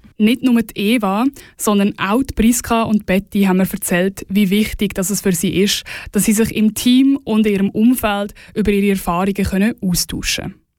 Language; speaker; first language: German; native; German